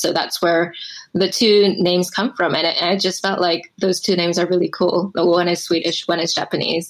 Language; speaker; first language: English; early bilingual, other home language; Korean